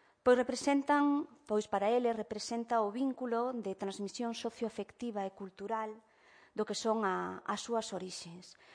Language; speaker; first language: Galician; early bilingual, heritage; Galician